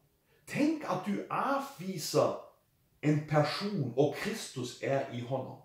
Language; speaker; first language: Swedish; non-native, fluent; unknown